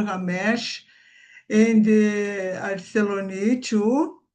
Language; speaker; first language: English; non-native, learner; Portuguese